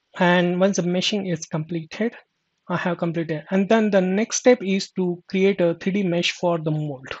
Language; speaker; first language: English; non-native, local second language; Marathi